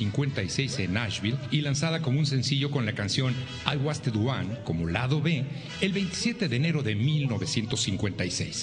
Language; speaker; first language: Spanish; native; Spanish